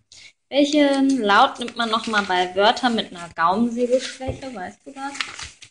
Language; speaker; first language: German; native; German